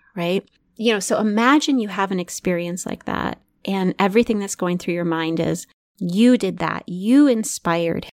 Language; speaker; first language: English; native; English